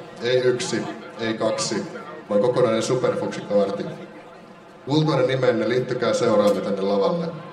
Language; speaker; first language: Finnish; native; Finnish